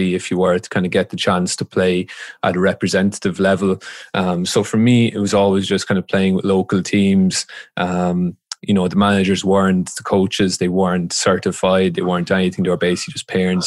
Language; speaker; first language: English; native; English